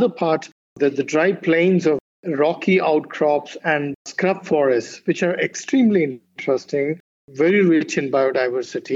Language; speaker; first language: English; non-native, local second language; Kannada